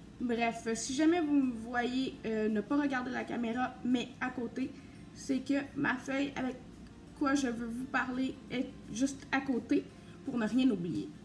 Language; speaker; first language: French; native; French